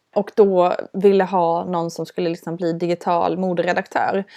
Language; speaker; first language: Swedish; native; Swedish